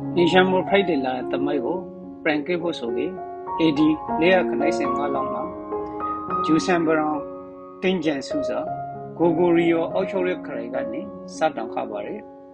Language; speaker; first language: Burmese; native; Burmese